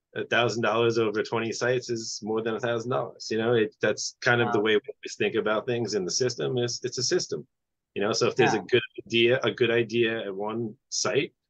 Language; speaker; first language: English; native; English